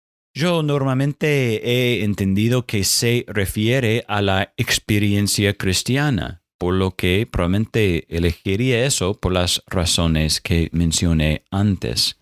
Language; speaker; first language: Spanish; non-native, fluent; English